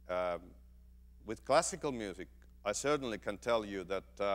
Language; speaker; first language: English; non-native, fluent; Finnish